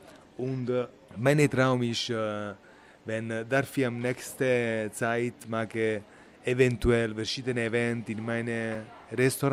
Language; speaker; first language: German; non-native, learner; Italian